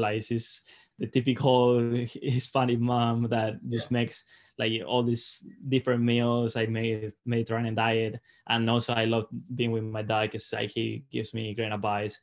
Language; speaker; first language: English; non-native, fluent; Spanish